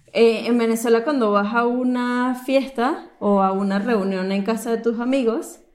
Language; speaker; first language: Spanish; native; Spanish